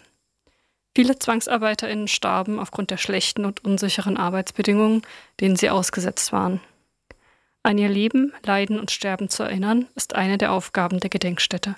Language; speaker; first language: German; native; German